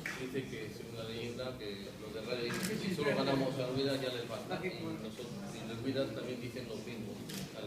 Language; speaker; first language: Spanish; non-native, fluent; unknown